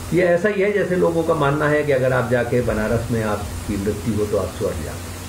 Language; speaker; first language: Hindi; native; Hindi